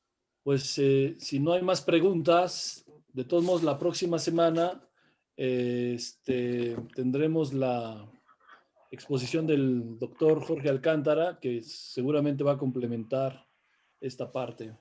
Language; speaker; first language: Spanish; native; Spanish